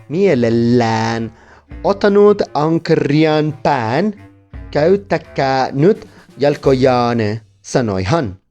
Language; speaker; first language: Finnish; non-native, learner; Spanish